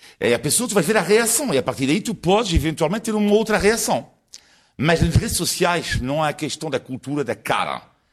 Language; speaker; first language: Portuguese; non-native, fluent; French